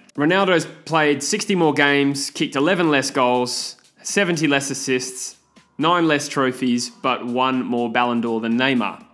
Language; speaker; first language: English; native; English